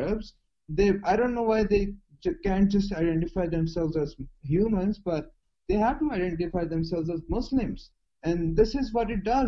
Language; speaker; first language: English; non-native, local second language; Urdu